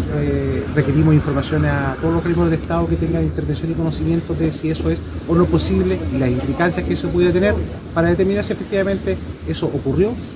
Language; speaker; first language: Spanish; native; Spanish